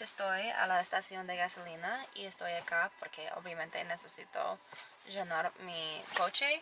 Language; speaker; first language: Spanish; non-native, learner; English